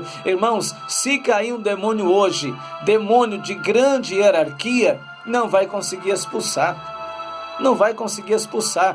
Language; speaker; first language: Portuguese; native; Portuguese